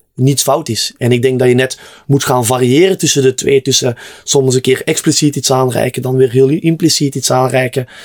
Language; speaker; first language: Dutch; native; Dutch